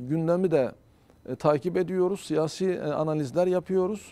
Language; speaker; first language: Turkish; native; Turkish